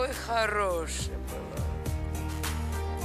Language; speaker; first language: Russian; non-native, fluent; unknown